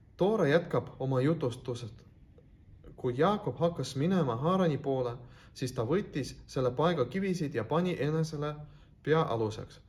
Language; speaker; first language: Estonian; non-native, local second language; Russian